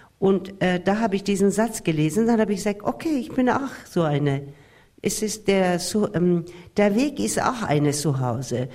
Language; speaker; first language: German; non-native, fluent; Turkish